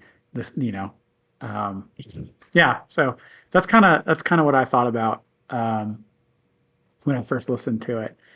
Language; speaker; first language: English; native; English